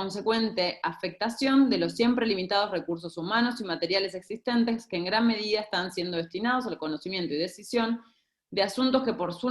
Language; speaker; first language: Spanish; native; Spanish